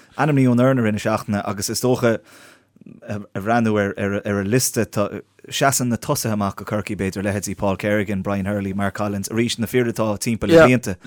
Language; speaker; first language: Irish; native; Irish